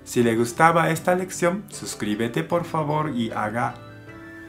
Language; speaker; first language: Spanish; non-native, learner; Japanese